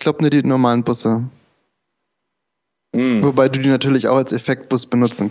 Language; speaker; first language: German; native; German